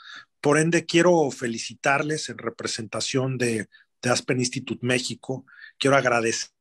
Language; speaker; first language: Spanish; native; Spanish